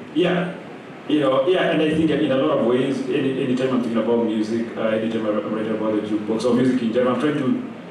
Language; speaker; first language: English; non-native, local second language; Kikuyu